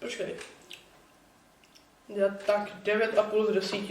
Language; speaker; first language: Czech; native; Czech